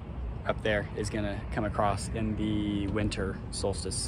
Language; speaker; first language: English; native; English